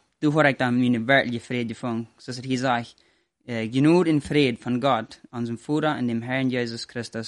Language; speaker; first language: German; non-native, learner; Plautdietsch